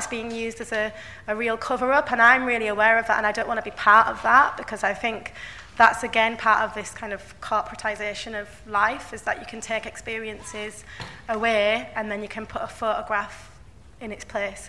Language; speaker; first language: English; native; English